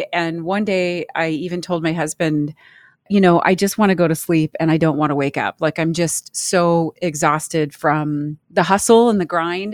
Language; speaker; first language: English; native; English